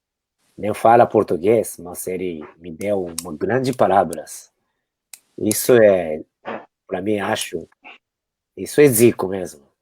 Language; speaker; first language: Portuguese; non-native, fluent; Japanese